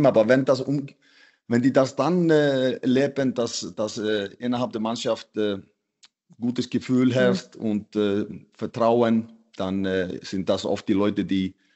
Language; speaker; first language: German; non-native, fluent; Icelandic